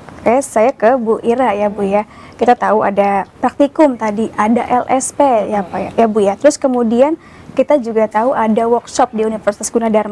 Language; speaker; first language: Indonesian; native; Indonesian